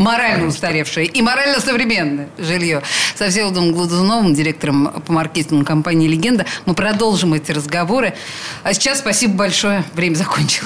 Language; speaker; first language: Russian; native; Russian